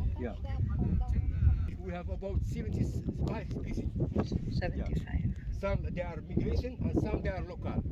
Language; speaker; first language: English; non-native, learner; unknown